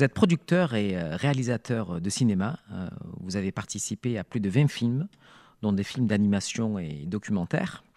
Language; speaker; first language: French; native; French